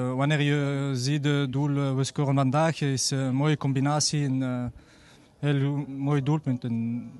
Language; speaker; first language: Dutch; non-native, learner; Arabic